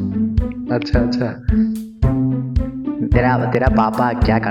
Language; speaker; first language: Hindi; non-native, learner; Bangla